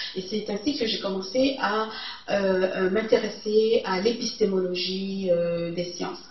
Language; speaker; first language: French; early bilingual, other home language; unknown